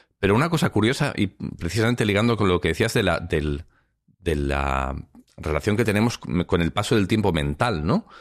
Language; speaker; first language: Spanish; non-native, local second language; Catalan